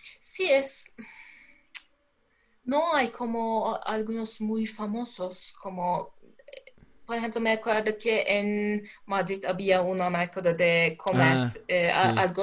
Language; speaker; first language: Spanish; non-native, learner; Turkish